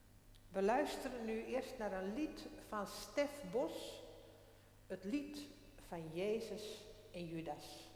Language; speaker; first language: Dutch; non-native, local second language; Western Frisian